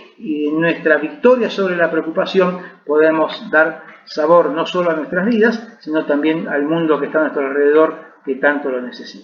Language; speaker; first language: Spanish; native; Spanish